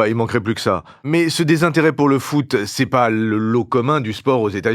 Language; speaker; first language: French; native; French